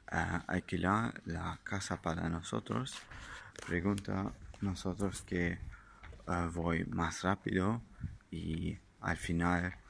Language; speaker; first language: Spanish; non-native, learner; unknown